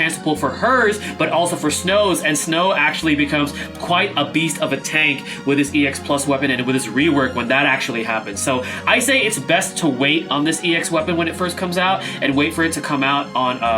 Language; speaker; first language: English; native; English